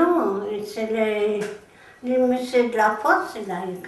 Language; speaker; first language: French; non-native, learner; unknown